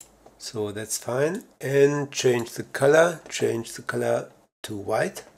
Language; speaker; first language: English; non-native, fluent; German